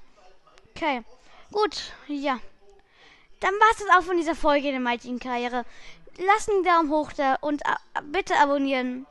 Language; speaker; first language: German; native; German